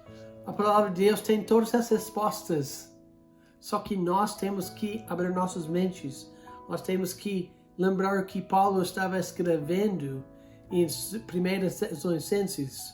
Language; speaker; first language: Portuguese; non-native, fluent; English